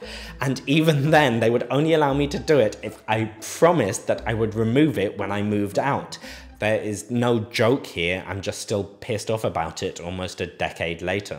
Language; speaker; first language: English; native; English